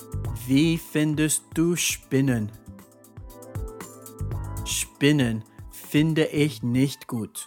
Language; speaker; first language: German; non-native, fluent; English